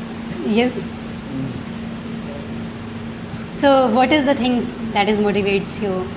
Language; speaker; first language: English; non-native, learner; Hindi